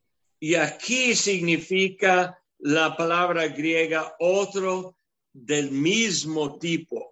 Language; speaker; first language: Spanish; non-native, fluent; English